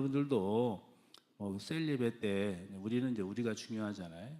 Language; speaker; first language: Korean; native; Korean